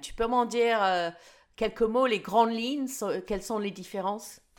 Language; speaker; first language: French; non-native, fluent; English